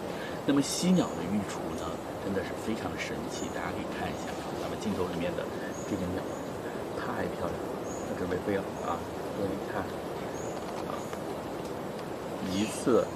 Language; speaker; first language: Chinese; native; Chinese